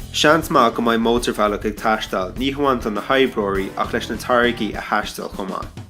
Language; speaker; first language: Irish; non-native, local second language; English